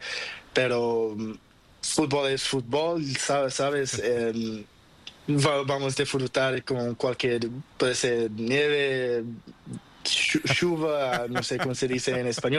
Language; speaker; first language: Spanish; non-native, learner; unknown